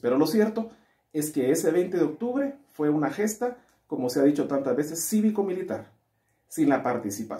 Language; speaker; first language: Spanish; native; Spanish